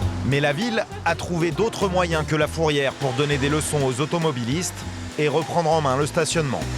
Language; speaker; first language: French; native; French